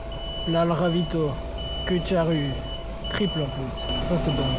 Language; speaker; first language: French; native; French